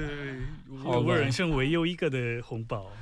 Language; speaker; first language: Chinese; non-native, fluent; Korean